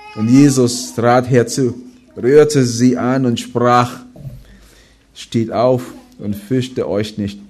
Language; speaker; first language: German; non-native, fluent; Filipino